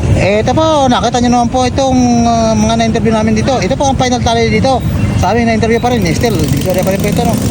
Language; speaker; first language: Filipino; non-native, local second language; Bikol